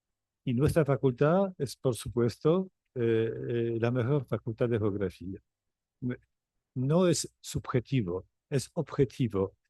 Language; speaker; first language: Spanish; non-native, fluent; Polish